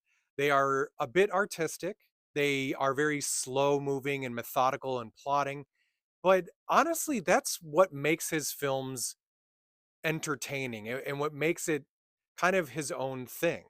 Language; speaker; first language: English; native; English